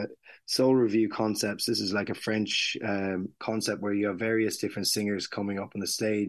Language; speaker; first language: English; native; English